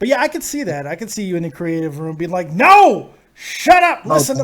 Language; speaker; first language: English; native; English